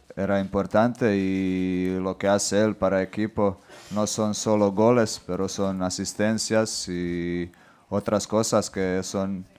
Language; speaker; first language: Spanish; non-native, fluent; Croatian